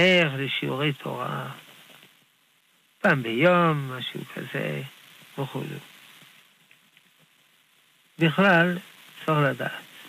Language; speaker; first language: Hebrew; non-native, fluent; French